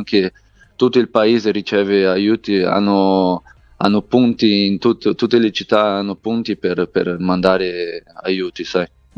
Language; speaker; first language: Italian; non-native, fluent; Portuguese